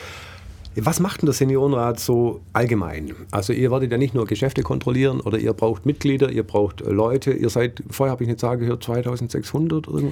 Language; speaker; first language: German; native; German